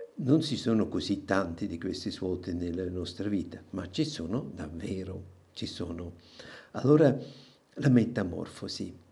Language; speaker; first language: Italian; non-native, local second language; German